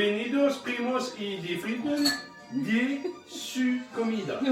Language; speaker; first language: Spanish; non-native, learner; French